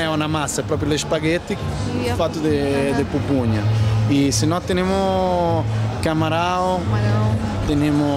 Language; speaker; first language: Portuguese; non-native, learner; Italian